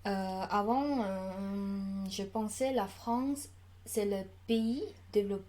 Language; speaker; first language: French; non-native, learner; Khmer